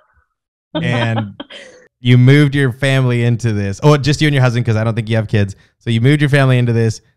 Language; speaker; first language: English; native; English